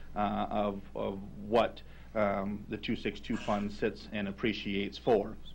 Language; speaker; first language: English; native; English